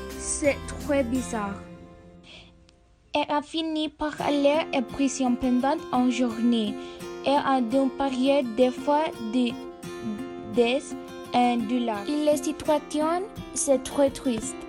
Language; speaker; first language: French; non-native, learner; English